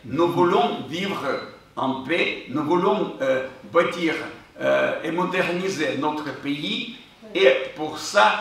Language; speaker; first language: French; non-native, fluent; Ukrainian